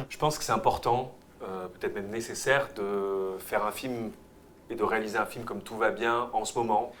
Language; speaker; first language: French; native; French